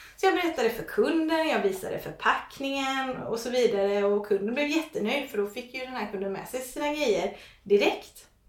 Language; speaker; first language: Swedish; non-native, fluent; English